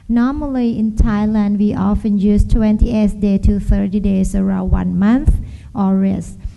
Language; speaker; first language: English; non-native, learner; Thai